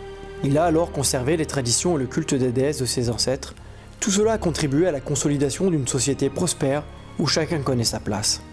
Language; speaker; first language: French; native; French